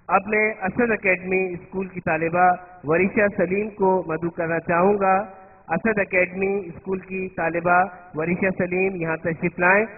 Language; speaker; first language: Urdu; native; Urdu